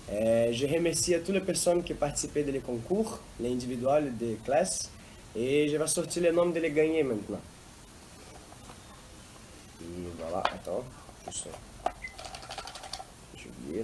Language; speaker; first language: French; non-native, learner; Portuguese